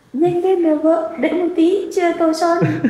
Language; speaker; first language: Vietnamese; non-native, learner; Indonesian